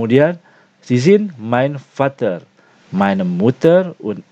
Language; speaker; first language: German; non-native, learner; Indonesian